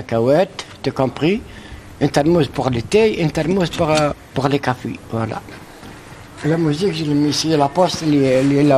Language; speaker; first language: French; non-native, learner; Arabic